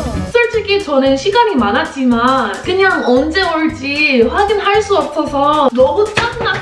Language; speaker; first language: Korean; non-native, fluent; English